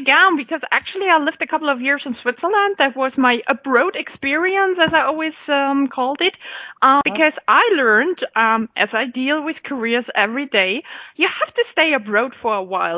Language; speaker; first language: English; non-native, fluent; German